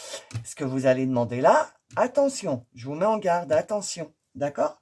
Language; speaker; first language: French; native; French